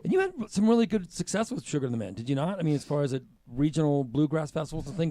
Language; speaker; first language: English; native; English